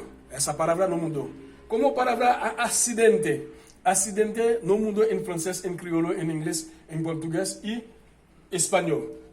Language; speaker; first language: Portuguese; non-native, fluent; Haitian Creole